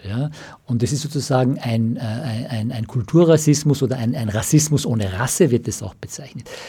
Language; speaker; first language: German; early bilingual, other home language; Persian